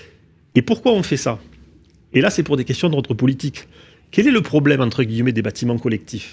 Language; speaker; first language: French; native; French